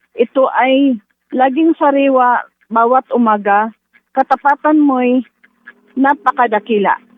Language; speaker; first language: Filipino; non-native, local second language; Cebuano